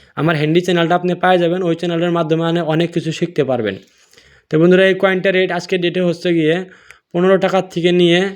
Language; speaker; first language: Bangla; non-native, local second language; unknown